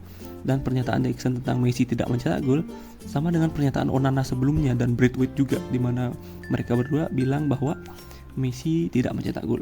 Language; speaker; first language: Indonesian; native; Indonesian